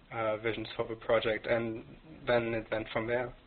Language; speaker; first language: English; non-native, fluent; German